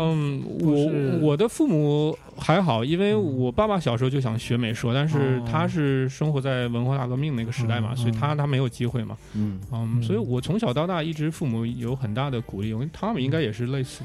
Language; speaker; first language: Chinese; early bilingual, other home language; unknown